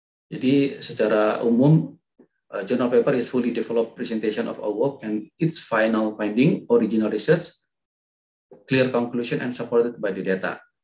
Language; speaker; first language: English; non-native, fluent; Indonesian